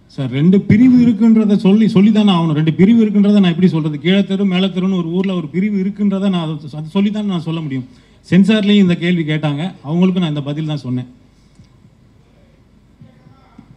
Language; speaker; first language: Tamil; native; Tamil